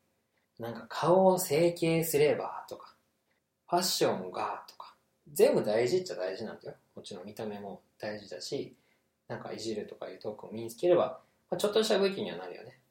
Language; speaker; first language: Japanese; native; Japanese